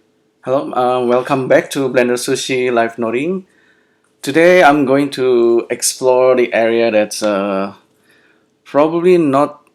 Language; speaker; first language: English; non-native, fluent; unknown